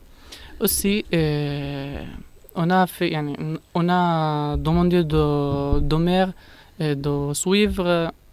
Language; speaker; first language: French; non-native, learner; Arabic